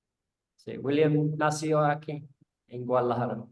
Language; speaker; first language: Spanish; non-native, learner; English